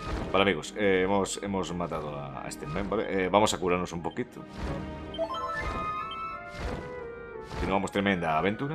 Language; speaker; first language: Spanish; native; Spanish